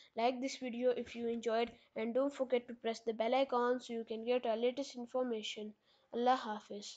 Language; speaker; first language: English; non-native, local second language; Urdu